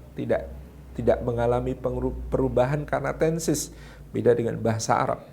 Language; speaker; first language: Indonesian; non-native, local second language; Javanese